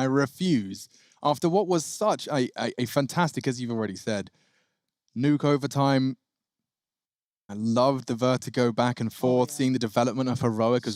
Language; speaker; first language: English; native; English